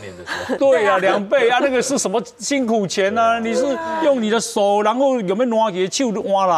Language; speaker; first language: Chinese; native; Chinese